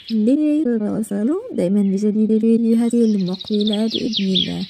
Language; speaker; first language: Arabic; native; Arabic